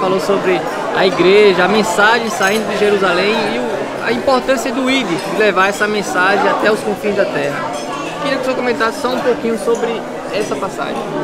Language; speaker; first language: Portuguese; native; Portuguese